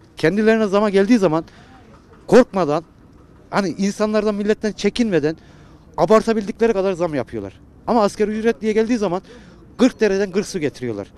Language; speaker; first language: Turkish; native; Turkish